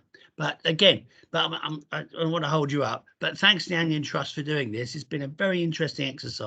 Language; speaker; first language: English; native; English